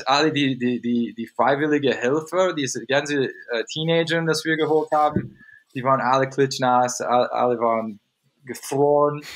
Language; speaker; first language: German; non-native, fluent; English